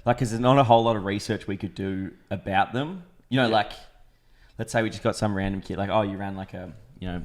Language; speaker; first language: English; native; English